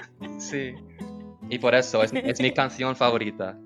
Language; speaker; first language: Spanish; non-native, fluent; English